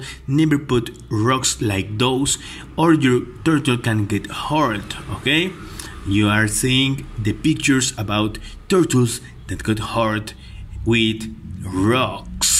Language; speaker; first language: English; non-native, fluent; Spanish